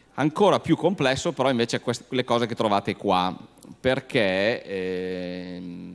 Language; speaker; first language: Italian; native; Italian